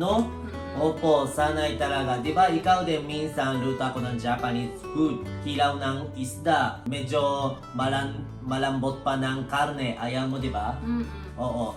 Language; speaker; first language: Filipino; non-native, learner; Japanese